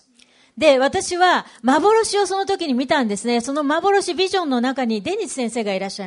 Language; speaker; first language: Japanese; native; Japanese